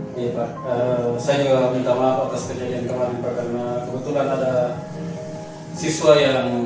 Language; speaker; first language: Indonesian; native; Indonesian